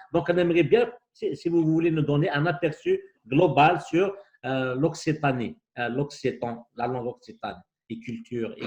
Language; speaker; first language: French; non-native, local second language; Kabyle